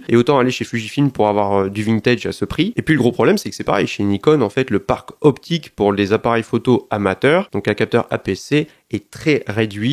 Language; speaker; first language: French; native; French